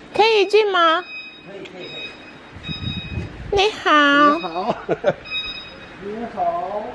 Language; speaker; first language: Chinese; non-native, learner; Igbo